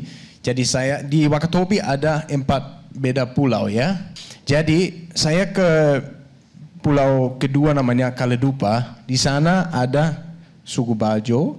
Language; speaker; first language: Indonesian; non-native, fluent; Danish